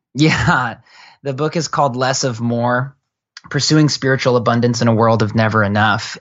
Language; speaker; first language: English; native; English